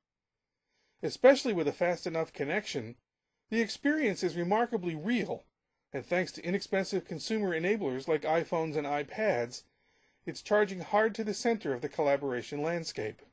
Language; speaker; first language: English; native; English